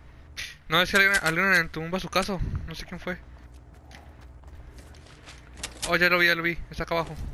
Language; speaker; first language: Spanish; native; Spanish